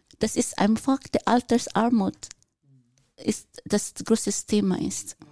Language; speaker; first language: German; non-native, fluent; Filipino